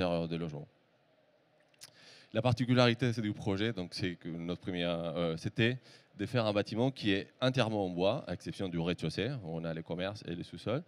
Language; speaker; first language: French; native; French